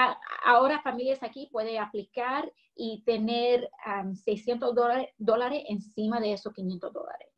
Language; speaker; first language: Spanish; early bilingual, heritage; English